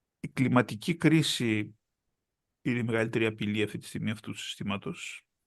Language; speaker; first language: Greek; early bilingual, heritage; Greek